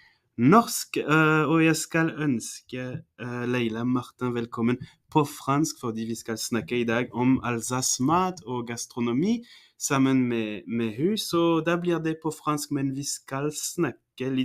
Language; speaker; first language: Norwegian; non-native, fluent; French